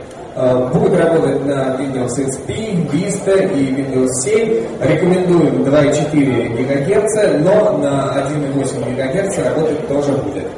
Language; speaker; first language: Russian; native; Russian